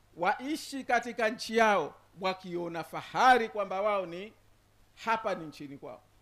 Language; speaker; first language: Swahili; native; Swahili